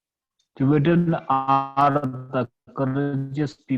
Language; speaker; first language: English; non-native, learner; Tibetan